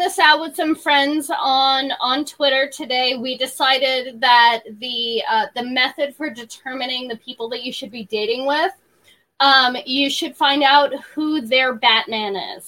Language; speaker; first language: English; native; English